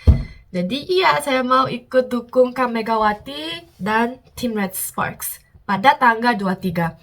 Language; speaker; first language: Indonesian; non-native, fluent; Korean